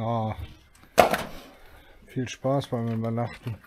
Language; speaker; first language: German; native; German